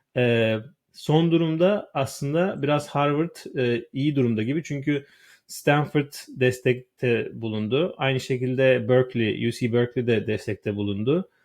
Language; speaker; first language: Turkish; native; Turkish